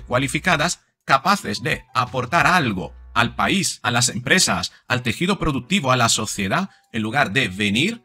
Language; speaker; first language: Spanish; native; Spanish